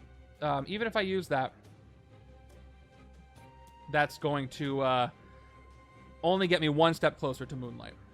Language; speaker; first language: English; native; English